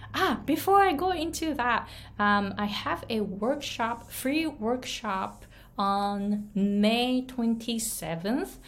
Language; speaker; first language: English; non-native, fluent; Japanese